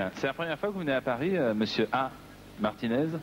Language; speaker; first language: French; native; French